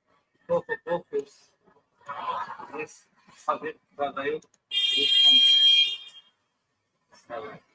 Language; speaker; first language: Russian; non-native, learner; Turkmen